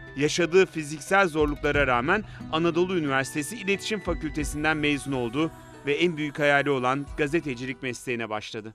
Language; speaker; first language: Turkish; native; Turkish